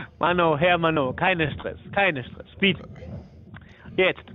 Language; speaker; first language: German; non-native, learner; Polish